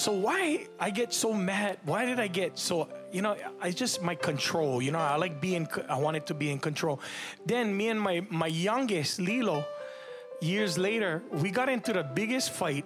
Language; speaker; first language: English; native; English